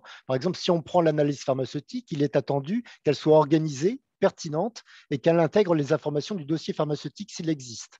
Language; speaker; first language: French; native; French